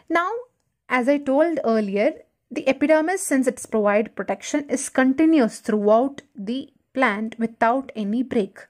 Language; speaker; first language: English; non-native, local second language; Malayalam